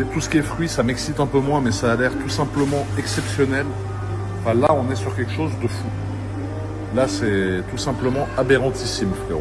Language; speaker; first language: French; native; French